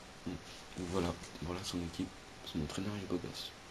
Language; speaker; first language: French; native; French